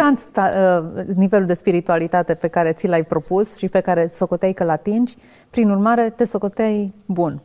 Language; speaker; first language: Romanian; native; Romanian